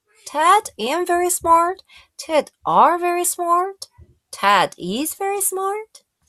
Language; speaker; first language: English; non-native, fluent; Korean